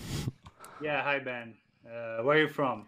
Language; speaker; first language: English; non-native, fluent; Italian